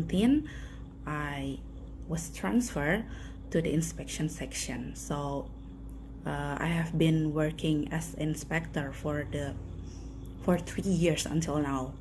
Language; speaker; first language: English; non-native, learner; Indonesian